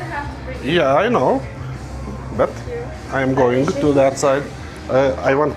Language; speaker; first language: English; non-native, learner; Lithuanian